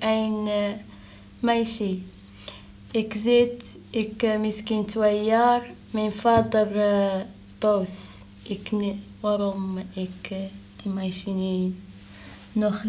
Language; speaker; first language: Dutch; non-native, learner; Arabic